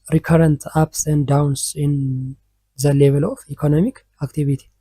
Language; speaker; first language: English; non-native, local second language; Amharic